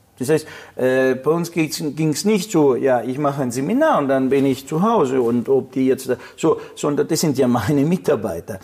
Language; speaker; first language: German; non-native, fluent; Russian